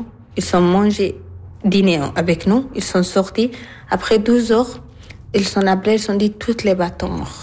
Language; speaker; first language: French; non-native, learner; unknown